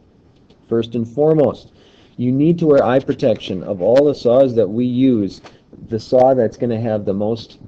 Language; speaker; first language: English; native; English